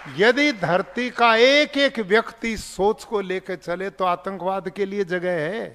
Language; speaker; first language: Hindi; native; Hindi